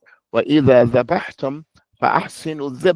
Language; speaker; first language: Arabic; non-native, fluent; English